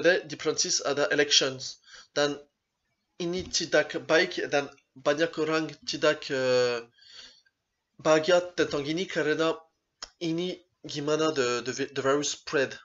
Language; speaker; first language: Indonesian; non-native, learner; French